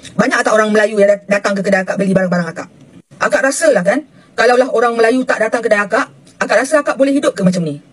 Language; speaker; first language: Malay; native; Malay